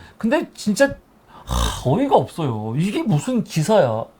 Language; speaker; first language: Korean; native; Korean